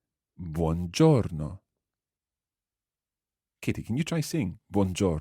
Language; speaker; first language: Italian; non-native, fluent; English